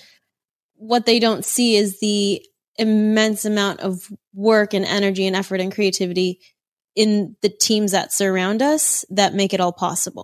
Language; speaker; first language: English; native; English